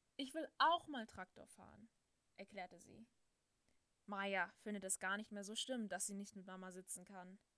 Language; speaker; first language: German; native; German